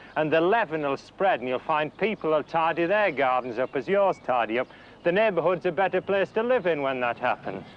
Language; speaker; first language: English; native; English